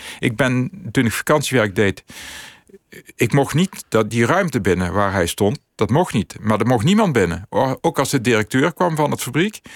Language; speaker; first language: Dutch; native; Dutch